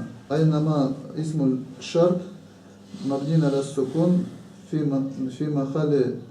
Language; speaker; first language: Arabic; non-native, learner; Chechen